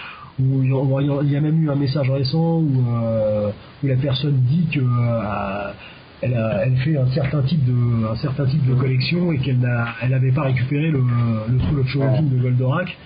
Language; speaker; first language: French; native; French